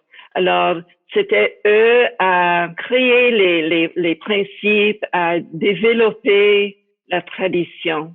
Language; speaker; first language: French; non-native, fluent; English